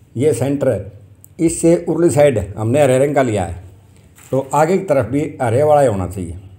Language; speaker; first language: Hindi; native; Hindi